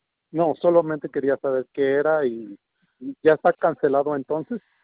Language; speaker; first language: Spanish; native; Spanish